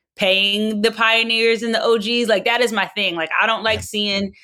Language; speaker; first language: English; native; English